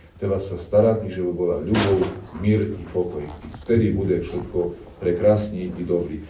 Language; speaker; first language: Slovak; non-native, local second language; Rusyn